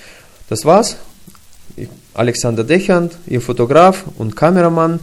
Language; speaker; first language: German; non-native, fluent; Russian